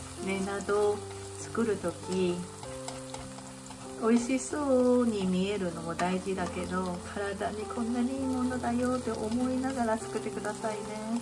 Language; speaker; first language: Japanese; non-native, fluent; Chinese